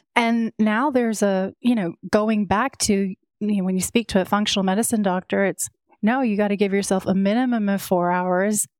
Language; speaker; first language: English; native; English